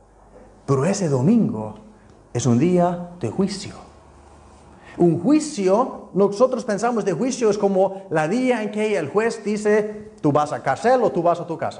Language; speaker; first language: Spanish; non-native, fluent; Icelandic